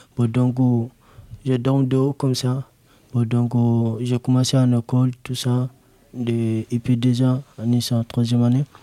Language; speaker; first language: French; non-native, local second language; Soninke